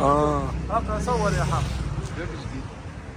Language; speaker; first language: Arabic; native; Arabic